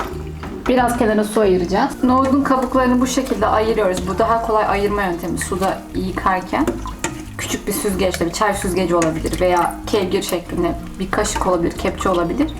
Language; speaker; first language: Turkish; native; Turkish